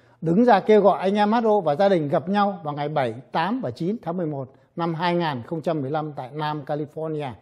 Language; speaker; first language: Vietnamese; native; Vietnamese